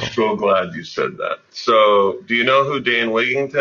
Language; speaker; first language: English; native; English